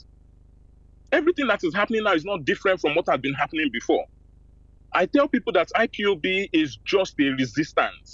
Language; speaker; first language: English; non-native, local second language; Igbo